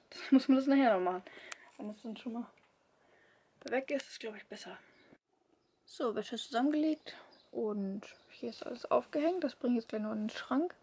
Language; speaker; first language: German; native; German